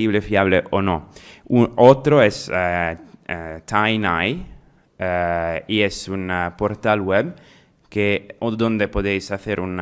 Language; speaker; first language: Spanish; non-native, fluent; Italian